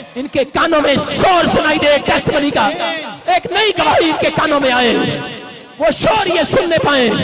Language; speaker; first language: Hindi; non-native, local second language; Punjabi